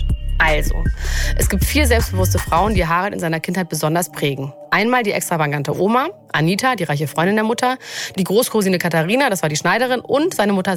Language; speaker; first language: German; native; German